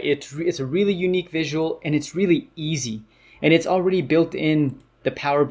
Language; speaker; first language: English; native; English